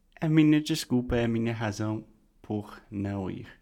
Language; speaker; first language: Portuguese; non-native, fluent; English